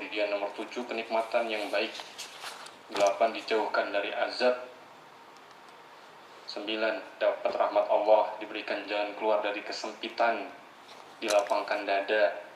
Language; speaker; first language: Malay; native; Malay